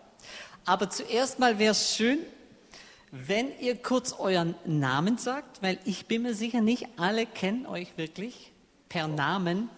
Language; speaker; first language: German; native; German